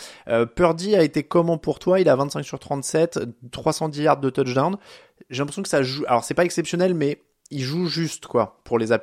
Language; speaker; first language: French; native; French